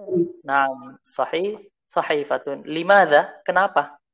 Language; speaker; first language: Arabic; non-native, fluent; Indonesian